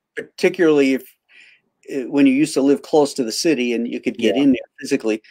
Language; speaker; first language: English; native; English